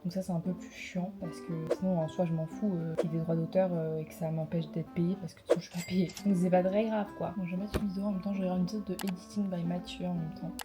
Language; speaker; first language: French; native; French